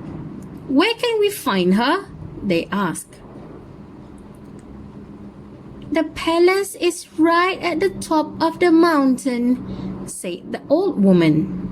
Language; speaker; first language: English; non-native, local second language; Malay